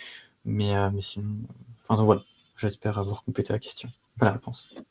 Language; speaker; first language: French; native; French